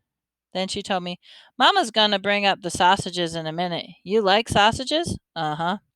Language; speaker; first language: English; native; English